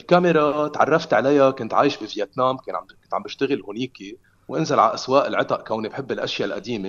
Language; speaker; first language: Arabic; native; Arabic